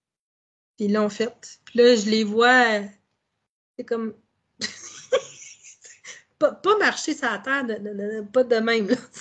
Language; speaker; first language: French; native; French